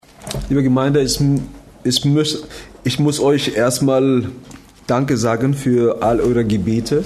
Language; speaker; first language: German; non-native, fluent; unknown